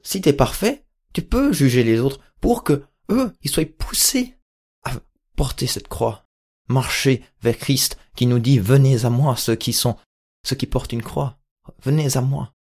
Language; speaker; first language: French; native; French